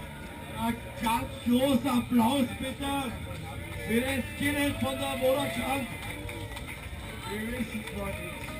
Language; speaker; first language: German; native; German